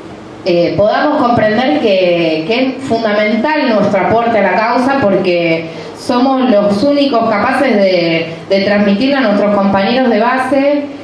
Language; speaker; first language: Spanish; native; Spanish